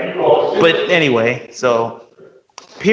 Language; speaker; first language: English; native; English